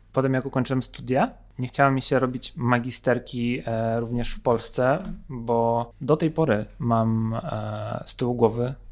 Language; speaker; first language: Polish; non-native, fluent; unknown